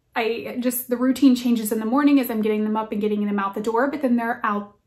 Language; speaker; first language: English; native; English